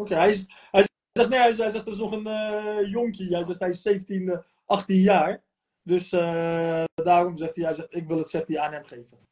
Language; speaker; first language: Dutch; early bilingual, other home language; Turkish